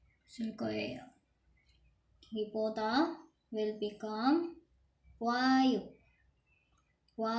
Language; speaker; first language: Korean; non-native, fluent; Filipino